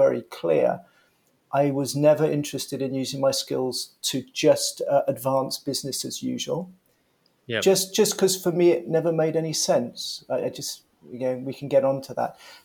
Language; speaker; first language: English; native; English